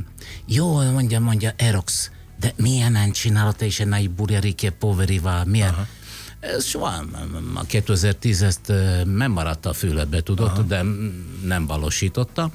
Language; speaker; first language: Hungarian; non-native, fluent; Italian